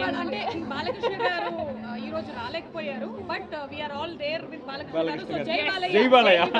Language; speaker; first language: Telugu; non-native, learner; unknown